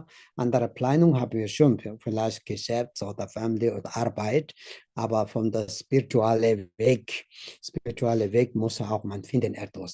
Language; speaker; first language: German; non-native, learner; Tibetan